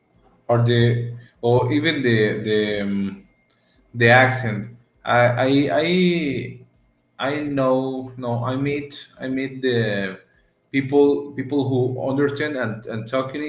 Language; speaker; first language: English; non-native, learner; Spanish